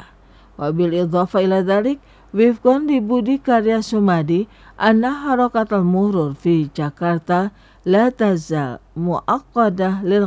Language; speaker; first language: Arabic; non-native, fluent; Indonesian